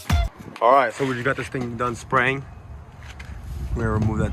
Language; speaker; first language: English; native; English